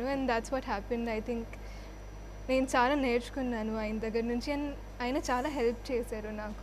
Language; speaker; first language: Telugu; non-native, fluent; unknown